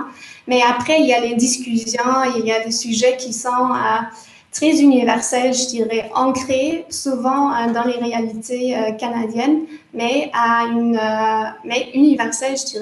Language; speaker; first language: French; non-native, fluent; German